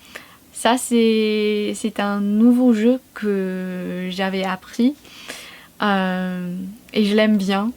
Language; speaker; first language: French; non-native, fluent; English